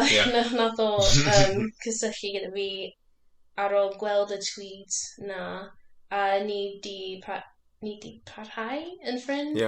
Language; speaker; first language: Welsh; non-native, learner; English